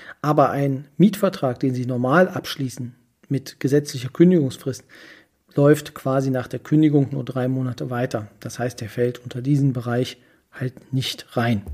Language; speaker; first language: German; native; German